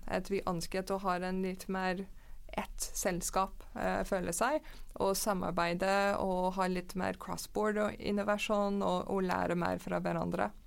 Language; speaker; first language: Norwegian; non-native, fluent; English